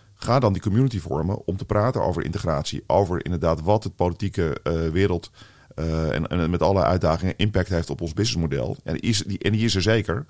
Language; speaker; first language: Dutch; native; Dutch